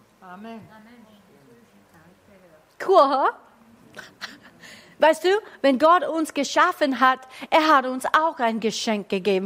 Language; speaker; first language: German; non-native, fluent; English